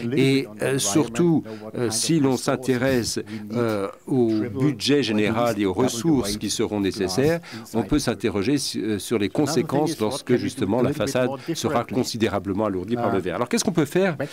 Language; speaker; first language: French; non-native, fluent; German